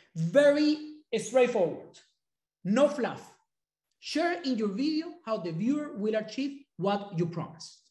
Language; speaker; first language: English; non-native, fluent; Spanish